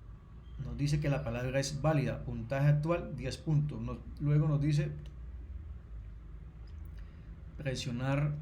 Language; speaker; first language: Spanish; native; Spanish